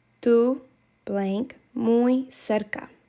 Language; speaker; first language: Spanish; non-native, fluent; English